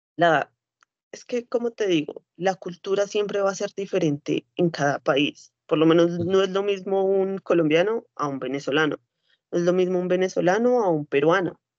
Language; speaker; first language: Spanish; native; Spanish